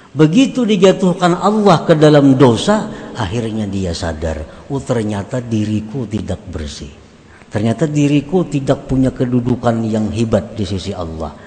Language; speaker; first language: Indonesian; non-native, local second language; Banjar